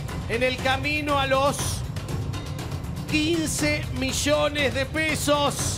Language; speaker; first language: Spanish; native; Spanish